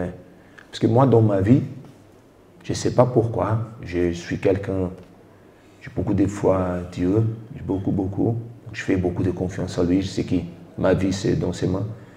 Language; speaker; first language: French; non-native, fluent; Portuguese